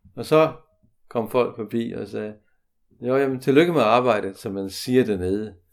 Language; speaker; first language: Danish; native; Danish